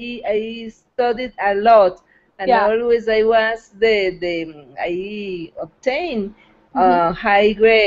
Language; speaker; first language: English; non-native, fluent; Spanish